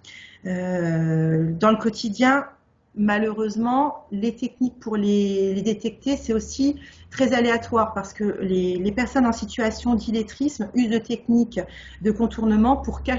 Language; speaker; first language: French; native; French